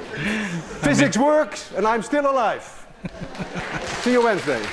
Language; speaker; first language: English; non-native, fluent; Dutch